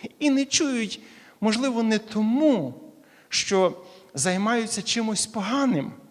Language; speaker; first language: Ukrainian; native; Ukrainian